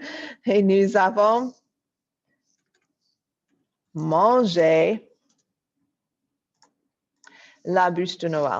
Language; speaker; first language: French; non-native, fluent; English